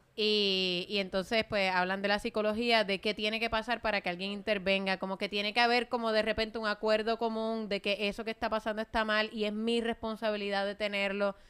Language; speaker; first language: Spanish; native; Spanish